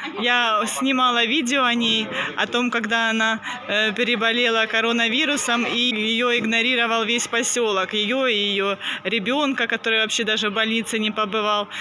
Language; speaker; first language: Russian; native; Russian